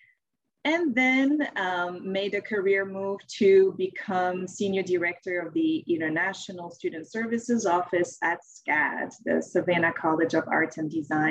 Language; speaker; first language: English; non-native, fluent; French